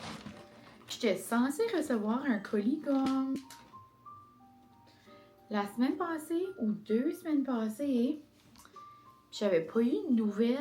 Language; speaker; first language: French; native; French